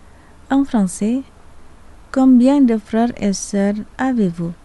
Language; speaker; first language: French; non-native, fluent; Indonesian